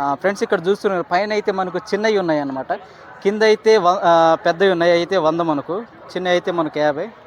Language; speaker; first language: Telugu; non-native, local second language; Koya